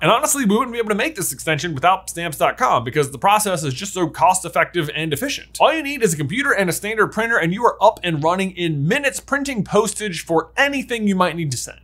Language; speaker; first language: English; native; English